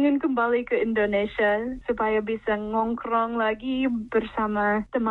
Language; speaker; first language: Indonesian; non-native, fluent; English